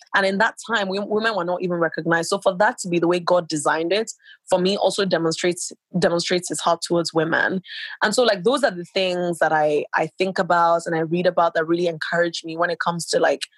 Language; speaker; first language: English; non-native, local second language; Yoruba